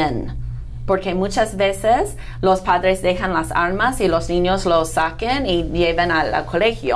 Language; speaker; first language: Spanish; non-native, fluent; English